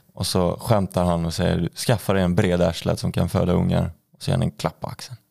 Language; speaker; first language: Swedish; native; Swedish